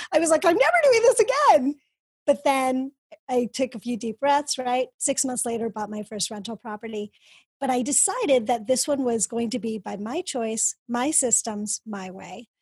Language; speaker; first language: English; early bilingual, other home language; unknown